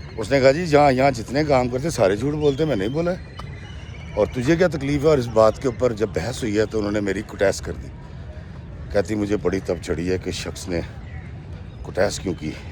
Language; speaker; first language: Urdu; non-native, local second language; Punjabi